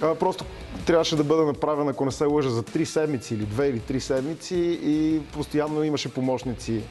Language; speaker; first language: Bulgarian; native; Bulgarian